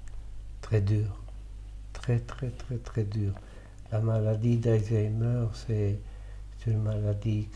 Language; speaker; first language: French; early bilingual, other home language; Italian